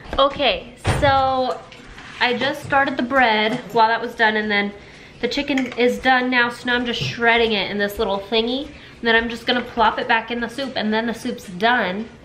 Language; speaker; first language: English; native; English